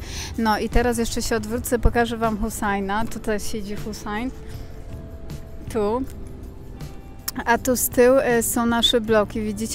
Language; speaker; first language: Polish; native; Polish